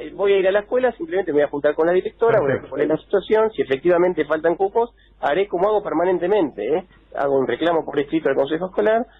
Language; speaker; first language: Spanish; native; Spanish